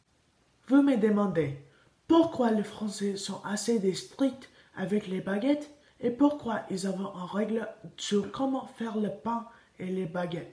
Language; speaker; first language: French; non-native, learner; Spanish